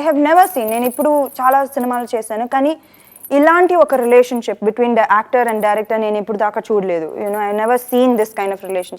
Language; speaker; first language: Telugu; non-native, fluent; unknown